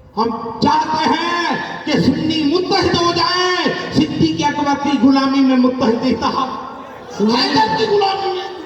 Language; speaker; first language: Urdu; non-native, local second language; Sindhi